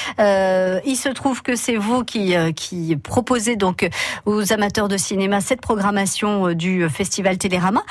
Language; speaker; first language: French; native; French